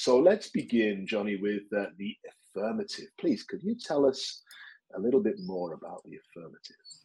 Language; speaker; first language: English; native; English